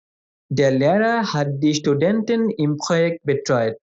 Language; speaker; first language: German; non-native, fluent; Bangla